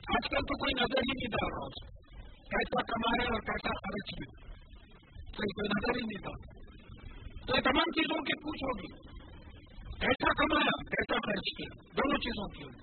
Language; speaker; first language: Urdu; native; Urdu